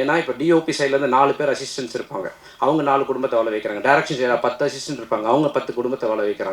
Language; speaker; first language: Tamil; native; Tamil